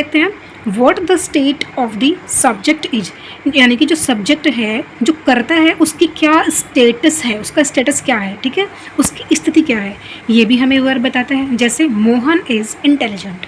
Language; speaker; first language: Hindi; native; Hindi